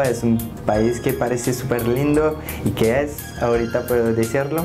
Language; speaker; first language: Spanish; non-native, learner; French